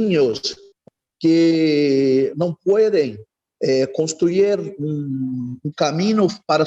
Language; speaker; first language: Spanish; non-native, learner; Portuguese